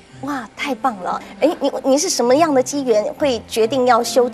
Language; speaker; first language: Chinese; native; Chinese